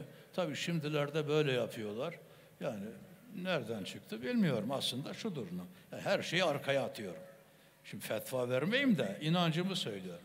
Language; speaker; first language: Turkish; native; Turkish